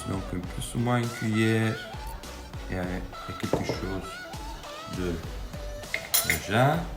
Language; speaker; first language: French; non-native, fluent; Italian